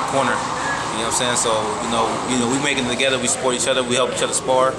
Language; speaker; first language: English; native; English